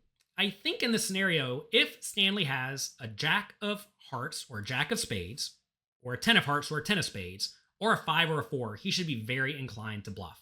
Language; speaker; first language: English; native; English